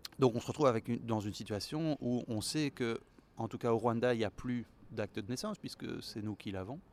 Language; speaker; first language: French; native; French